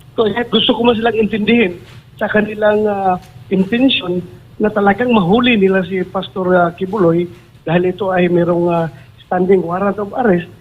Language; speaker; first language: Filipino; non-native, local second language; Cebuano